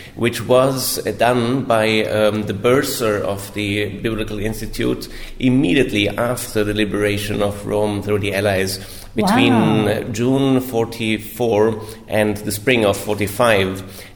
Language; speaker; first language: English; non-native, fluent; German